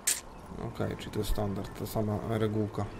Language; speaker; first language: Polish; native; Polish